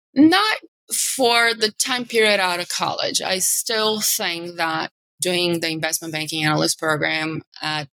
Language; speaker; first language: English; non-native, fluent; Bulgarian